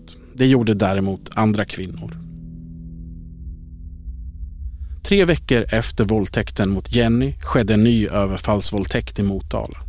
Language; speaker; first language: Swedish; native; Swedish